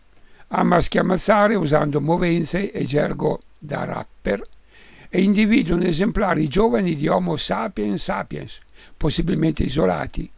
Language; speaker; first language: Italian; native; Italian